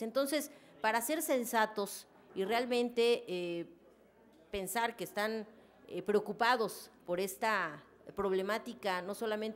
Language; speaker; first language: Spanish; native; Spanish